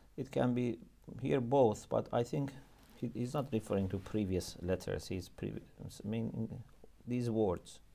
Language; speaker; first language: English; non-native, fluent; Persian